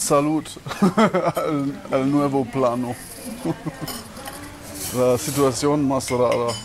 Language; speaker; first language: Spanish; non-native, learner; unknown